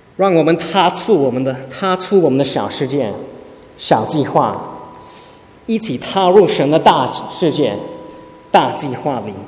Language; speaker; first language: Chinese; early bilingual, heritage; Chinese